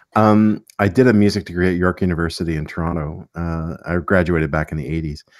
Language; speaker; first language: English; native; English